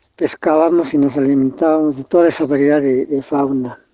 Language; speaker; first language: Spanish; native; Spanish